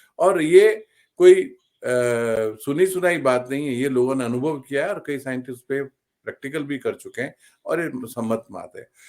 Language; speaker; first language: Hindi; native; Hindi